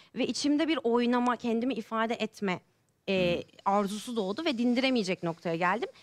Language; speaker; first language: Turkish; native; Turkish